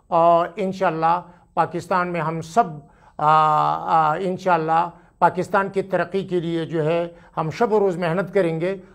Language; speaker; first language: Urdu; non-native, local second language; Pashto